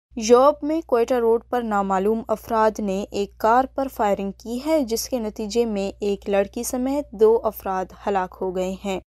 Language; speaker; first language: Urdu; non-native, local second language; Baluchi